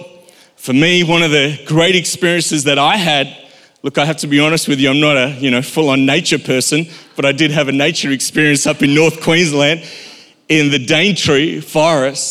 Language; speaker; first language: English; native; English